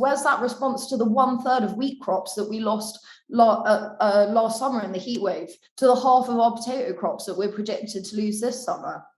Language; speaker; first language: English; native; English